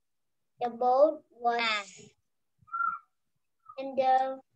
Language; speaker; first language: English; non-native, learner; Vietnamese